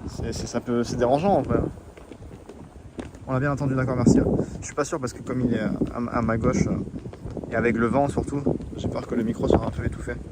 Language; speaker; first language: French; native; French